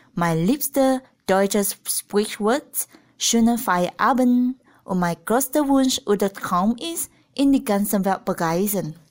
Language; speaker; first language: German; non-native, learner; Malay